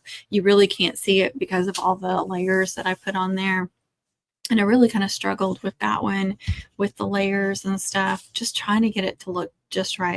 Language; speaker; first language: English; native; English